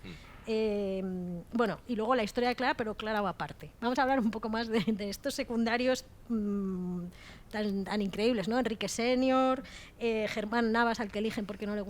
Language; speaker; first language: Spanish; native; Spanish